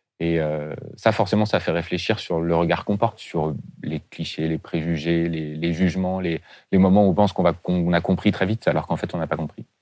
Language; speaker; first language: French; native; French